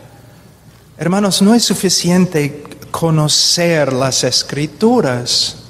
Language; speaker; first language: Spanish; non-native, fluent; English